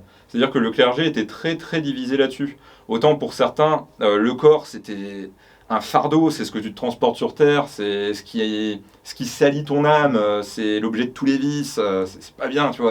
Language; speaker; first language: French; native; French